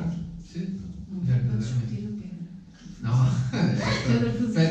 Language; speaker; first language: Portuguese; non-native, fluent; Italian